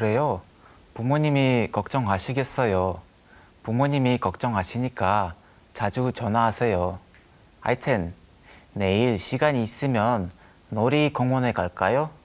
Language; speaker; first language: Korean; non-native, learner; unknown